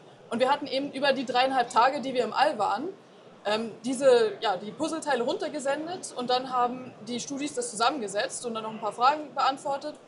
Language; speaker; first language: German; native; German